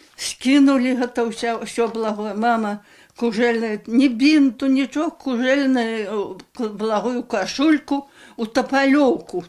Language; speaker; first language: Belarusian; native; Belarusian